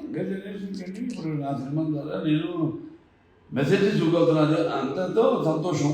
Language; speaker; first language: Telugu; native; Telugu